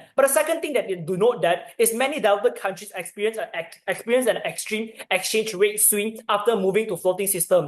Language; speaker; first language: English; non-native, learner; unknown